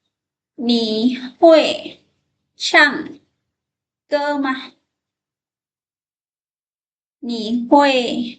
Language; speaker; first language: Chinese; non-native, fluent; Lao